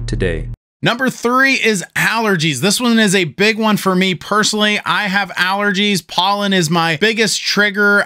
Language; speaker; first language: English; native; English